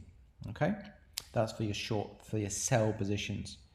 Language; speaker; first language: English; native; English